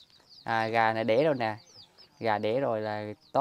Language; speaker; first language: Vietnamese; native; Vietnamese